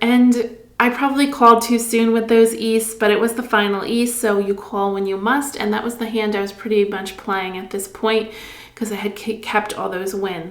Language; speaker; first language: English; native; English